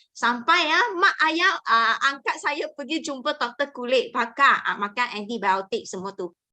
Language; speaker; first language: Malay; non-native, local second language; Chinese